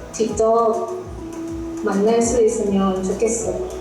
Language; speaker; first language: Korean; non-native, learner; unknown